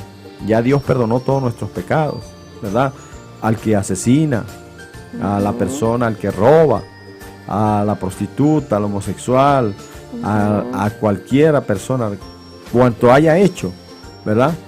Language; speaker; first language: Spanish; native; Spanish